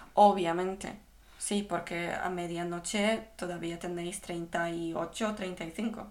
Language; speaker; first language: Spanish; non-native, fluent; Polish